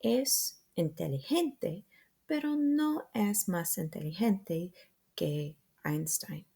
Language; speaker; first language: Spanish; non-native, fluent; English